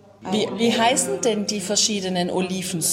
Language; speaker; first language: German; native; German